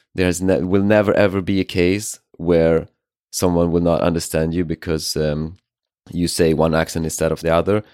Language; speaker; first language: English; non-native, fluent; Swedish